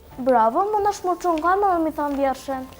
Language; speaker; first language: Albanian; native; Albanian